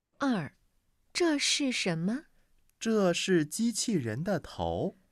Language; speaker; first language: Chinese; non-native, learner; Vietnamese